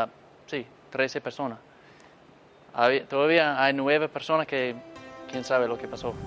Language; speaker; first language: Spanish; non-native, fluent; English